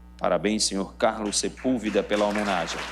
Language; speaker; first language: Portuguese; native; Portuguese